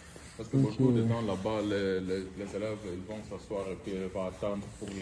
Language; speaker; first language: French; early bilingual, heritage; French